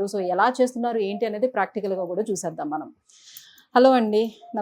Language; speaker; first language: Telugu; native; Telugu